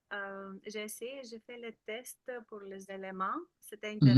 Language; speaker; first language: French; non-native, learner; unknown